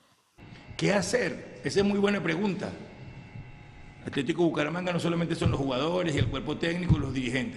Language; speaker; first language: Spanish; native; Spanish